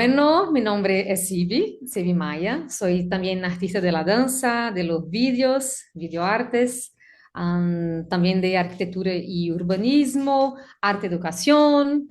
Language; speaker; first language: Spanish; non-native, learner; Portuguese